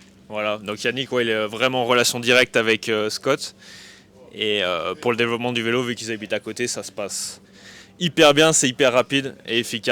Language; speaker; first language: French; native; French